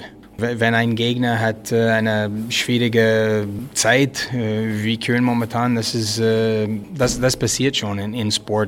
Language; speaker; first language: German; non-native, learner; French